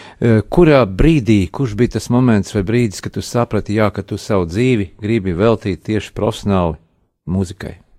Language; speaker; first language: Latvian; native; Latvian